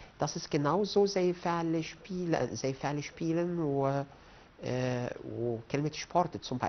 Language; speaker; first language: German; non-native, fluent; Arabic